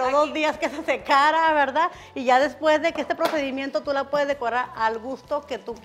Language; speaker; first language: Spanish; native; Spanish